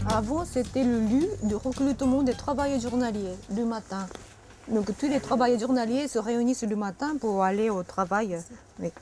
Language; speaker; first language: French; non-native, fluent; Japanese